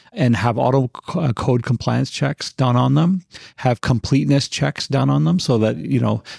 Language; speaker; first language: English; native; English